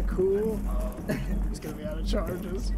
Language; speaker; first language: English; native; English